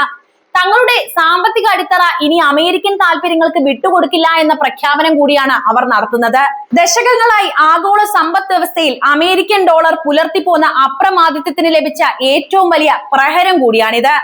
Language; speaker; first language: Malayalam; native; Malayalam